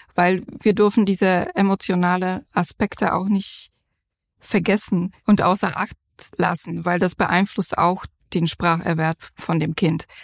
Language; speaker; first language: German; non-native, fluent; Polish